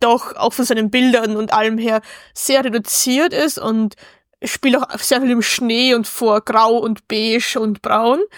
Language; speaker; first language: German; native; German